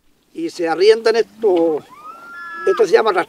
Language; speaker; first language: Spanish; native; Spanish